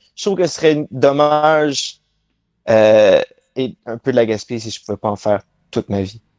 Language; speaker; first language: French; native; French